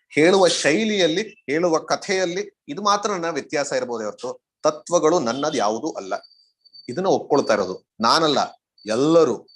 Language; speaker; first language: Kannada; native; Kannada